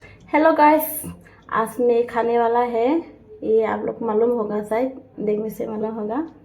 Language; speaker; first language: Hindi; non-native, local second language; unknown